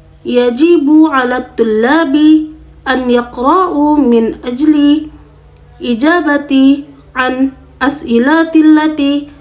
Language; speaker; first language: Arabic; non-native, learner; Indonesian